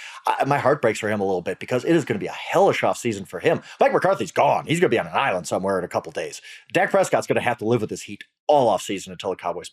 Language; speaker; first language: English; native; English